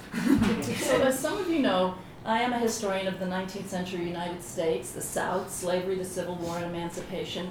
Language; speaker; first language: English; native; English